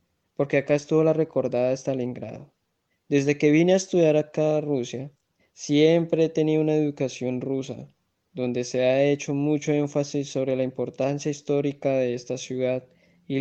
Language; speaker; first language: Spanish; native; Spanish